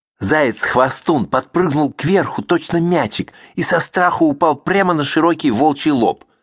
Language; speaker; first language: Russian; native; Russian